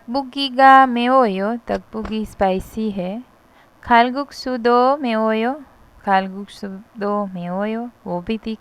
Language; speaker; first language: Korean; non-native, fluent; Hindi